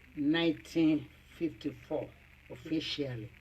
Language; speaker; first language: English; non-native, local second language; Yoruba